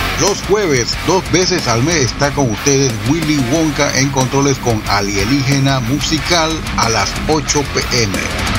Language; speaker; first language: Spanish; native; Spanish